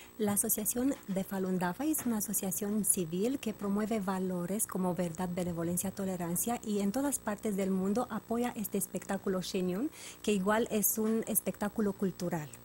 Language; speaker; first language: Spanish; non-native, fluent; Romanian